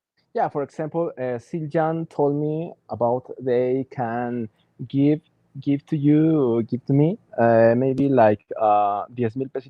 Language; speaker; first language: English; non-native, learner; Spanish